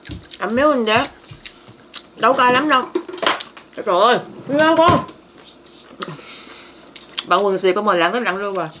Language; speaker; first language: Korean; non-native, learner; Vietnamese